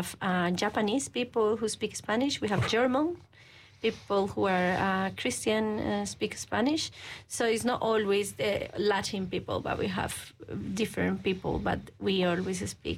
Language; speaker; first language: English; non-native, fluent; Spanish